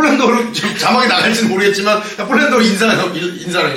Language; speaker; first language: Korean; native; Korean